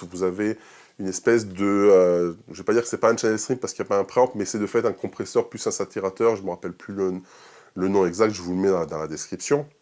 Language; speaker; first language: French; native; French